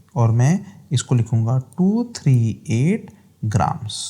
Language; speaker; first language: Hindi; non-native, local second language; Marathi